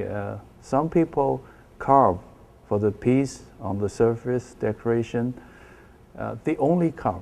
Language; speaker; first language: English; non-native, learner; Chinese